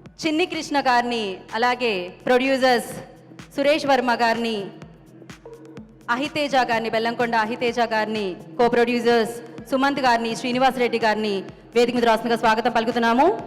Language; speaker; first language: Telugu; native; Telugu